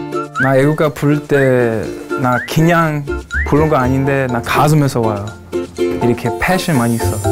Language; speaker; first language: Korean; non-native, fluent; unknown